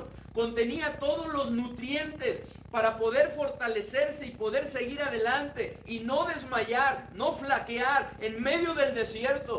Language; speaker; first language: Spanish; native; Spanish